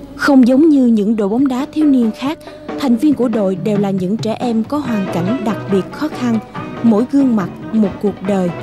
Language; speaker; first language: Vietnamese; native; Vietnamese